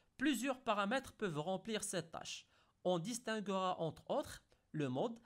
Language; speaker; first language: French; non-native, local second language; Arabic